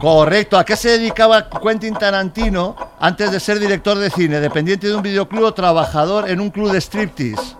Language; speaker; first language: Spanish; native; Spanish